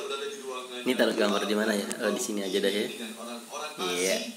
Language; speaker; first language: Indonesian; native; Indonesian